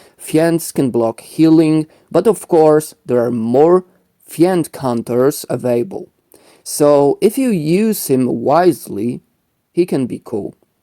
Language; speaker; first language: English; non-native, fluent; Polish